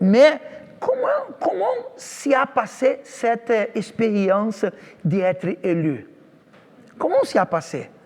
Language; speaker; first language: French; non-native, fluent; Portuguese